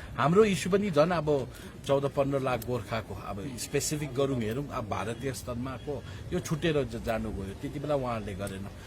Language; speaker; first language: Nepali; native; Nepali